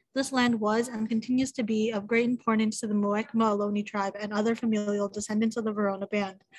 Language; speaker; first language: English; native; English